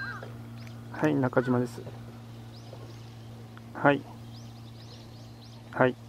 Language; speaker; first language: Japanese; native; Japanese